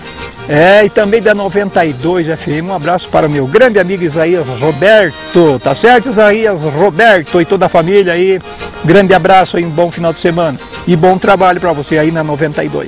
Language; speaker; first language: Portuguese; native; Portuguese